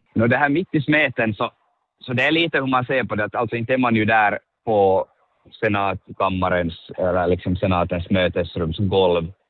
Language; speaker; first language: Swedish; native; Swedish